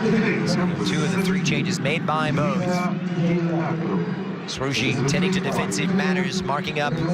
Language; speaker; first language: English; native; English